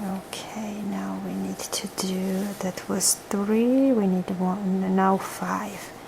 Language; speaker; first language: English; non-native, fluent; Georgian